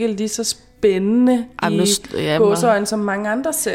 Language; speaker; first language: Danish; native; Danish